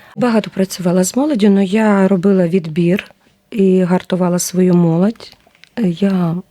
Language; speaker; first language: Ukrainian; native; Ukrainian